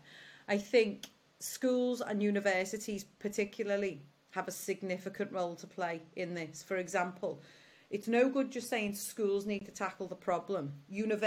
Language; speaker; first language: English; native; English